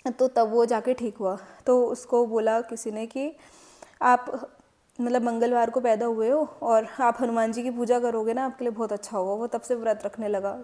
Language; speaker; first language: Hindi; native; Hindi